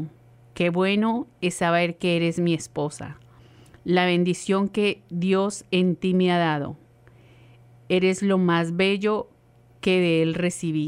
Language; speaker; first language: Spanish; native; Spanish